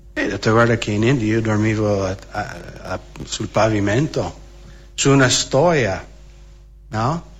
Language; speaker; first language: Italian; non-native, fluent; English